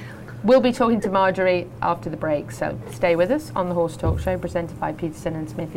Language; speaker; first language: English; native; English